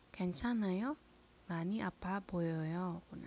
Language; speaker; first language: Korean; non-native, fluent; Iloko